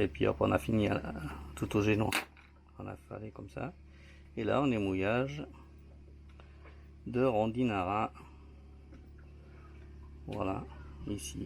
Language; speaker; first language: French; native; French